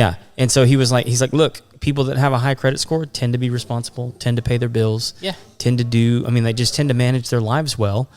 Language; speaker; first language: English; native; English